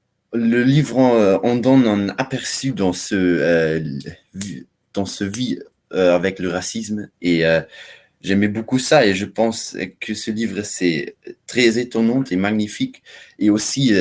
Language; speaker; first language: French; non-native, learner; German